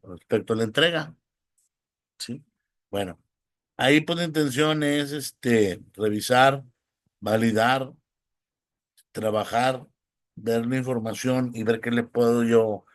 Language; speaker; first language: Spanish; native; Spanish